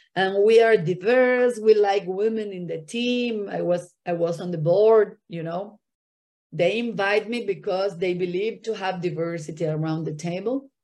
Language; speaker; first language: English; non-native, fluent; Spanish